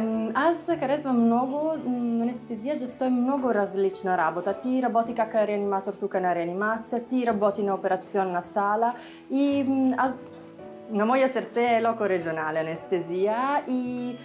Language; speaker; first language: Bulgarian; non-native, learner; Italian